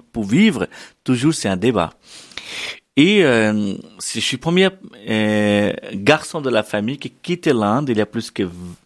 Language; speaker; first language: French; non-native, learner; Hindi